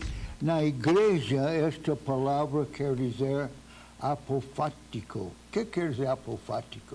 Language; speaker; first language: Portuguese; non-native, fluent; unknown